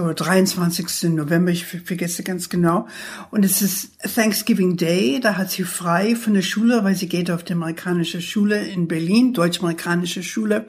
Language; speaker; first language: German; non-native, fluent; English